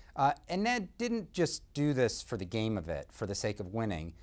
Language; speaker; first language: English; native; English